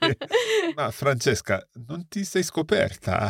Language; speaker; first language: Italian; non-native, fluent; English